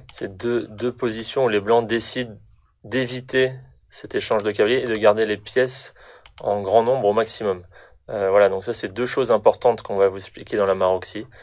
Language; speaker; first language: French; native; French